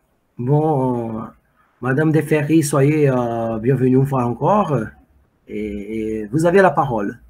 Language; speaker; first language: French; non-native, fluent; Portuguese